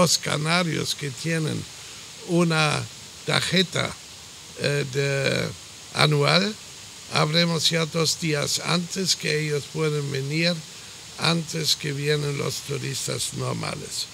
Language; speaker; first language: Spanish; non-native, fluent; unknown